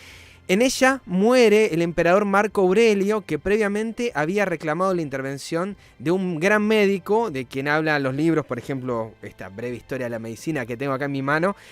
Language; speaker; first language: Spanish; native; Spanish